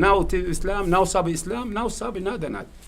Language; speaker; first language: Portuguese; non-native, learner; Arabic